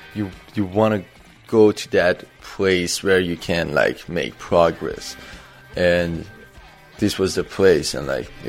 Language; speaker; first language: English; non-native, fluent; Persian